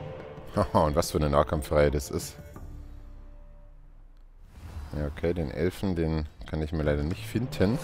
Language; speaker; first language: German; native; German